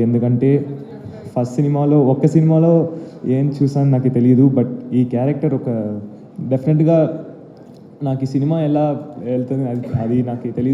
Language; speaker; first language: Telugu; non-native, learner; Tamil